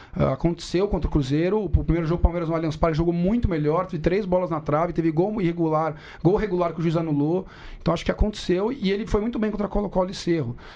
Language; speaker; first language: Portuguese; native; Portuguese